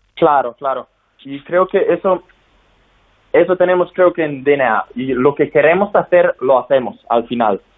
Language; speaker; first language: Spanish; non-native, fluent; Slovenian